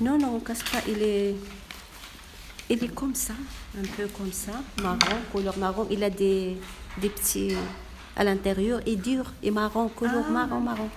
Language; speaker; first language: French; non-native, learner; Arabic